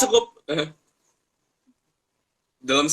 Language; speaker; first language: Indonesian; native; Indonesian